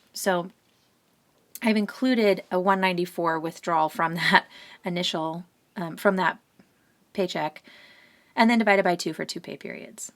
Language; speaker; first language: English; native; English